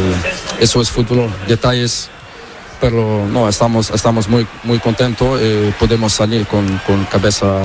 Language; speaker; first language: Spanish; non-native, learner; Portuguese